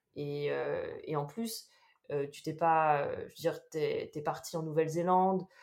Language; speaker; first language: French; native; French